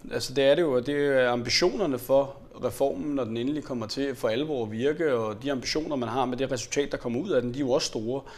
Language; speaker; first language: Danish; native; Danish